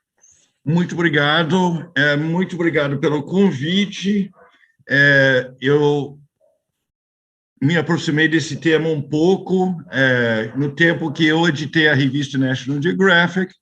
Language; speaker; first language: Portuguese; non-native, fluent; English